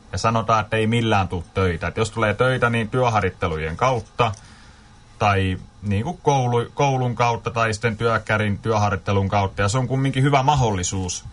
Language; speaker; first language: Finnish; non-native, fluent; Kurdish